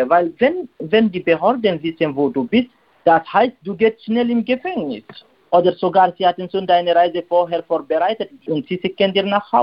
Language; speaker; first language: German; non-native, learner; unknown